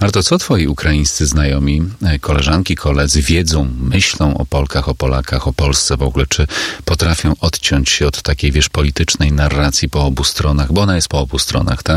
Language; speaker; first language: Polish; native; Polish